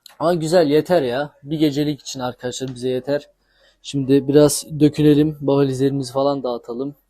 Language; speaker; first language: Turkish; early bilingual, heritage; Turkish